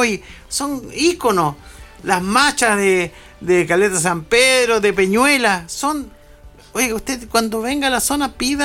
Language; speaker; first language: Spanish; native; Spanish